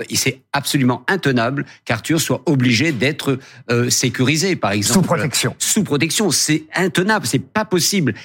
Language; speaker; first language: French; native; French